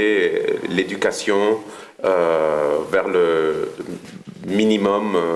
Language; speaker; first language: French; non-native, fluent; Spanish